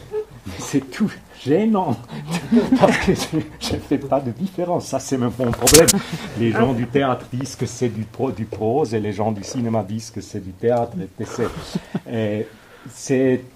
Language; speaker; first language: French; non-native, local second language; German